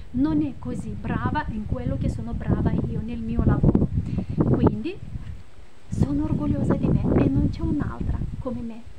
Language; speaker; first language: Italian; non-native, fluent; Romanian